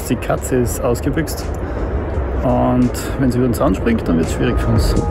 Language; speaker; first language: German; native; German